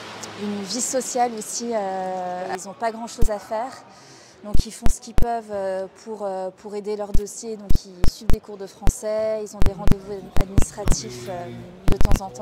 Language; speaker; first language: French; native; French